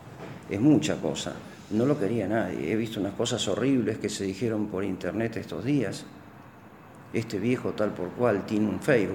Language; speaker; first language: Spanish; native; Spanish